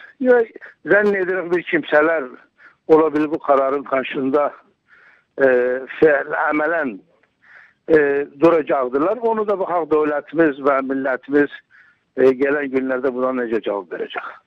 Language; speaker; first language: Turkish; non-native, learner; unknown